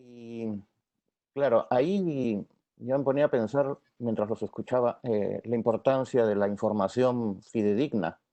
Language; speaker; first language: Spanish; native; Spanish